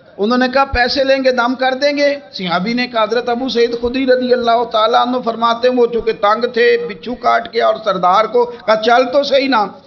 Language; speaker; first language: Urdu; non-native, local second language; Punjabi